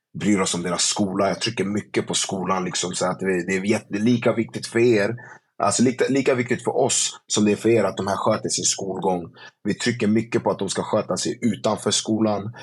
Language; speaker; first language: Swedish; early bilingual, other home language; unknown